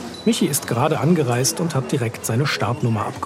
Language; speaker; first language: German; native; German